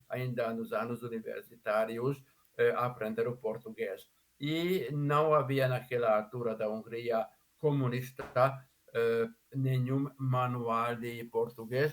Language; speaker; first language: Portuguese; non-native, fluent; Hungarian